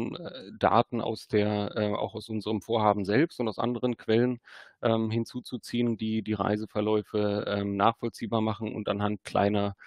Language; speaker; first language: German; native; German